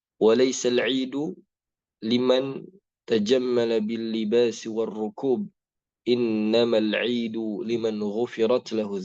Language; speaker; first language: Arabic; non-native, fluent; Indonesian